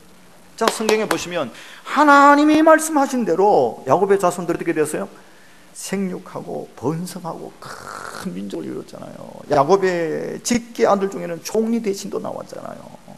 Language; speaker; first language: Korean; native; Korean